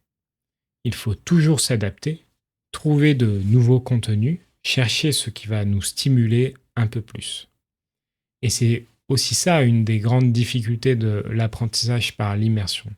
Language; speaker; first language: French; native; French